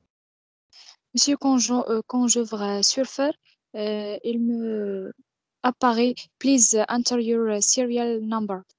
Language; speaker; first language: French; non-native, local second language; Arabic